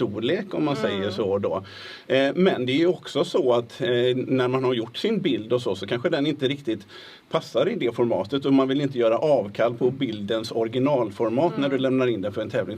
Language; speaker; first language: Swedish; native; Swedish